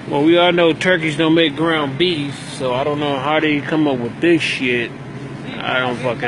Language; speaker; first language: English; native; English